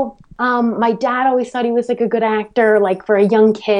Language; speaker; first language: English; native; English